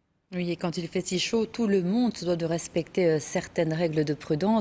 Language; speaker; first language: French; native; French